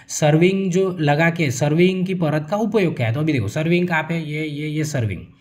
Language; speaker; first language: Hindi; non-native, local second language; Marathi